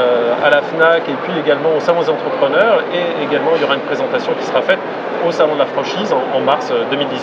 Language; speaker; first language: French; native; French